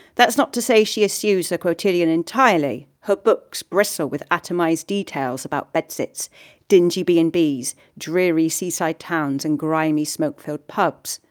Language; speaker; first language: English; native; English